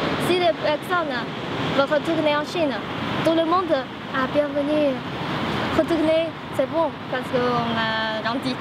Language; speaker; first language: French; non-native, learner; Chinese